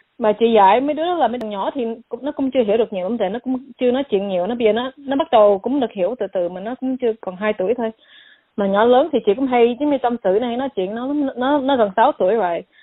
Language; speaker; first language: Vietnamese; early bilingual, heritage; Vietnamese